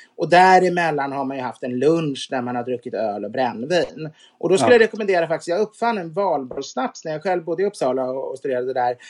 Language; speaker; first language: Swedish; native; Swedish